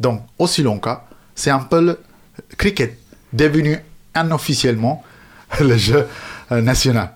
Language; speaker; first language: French; non-native, fluent; Sinhala